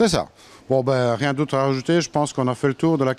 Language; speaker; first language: French; native; French